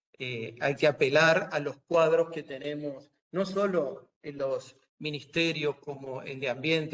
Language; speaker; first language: Spanish; native; Spanish